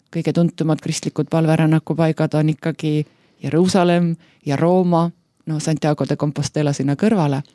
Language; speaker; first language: Estonian; native; Estonian